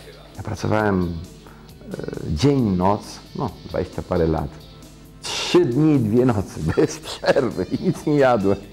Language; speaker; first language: Polish; early bilingual, heritage; Polish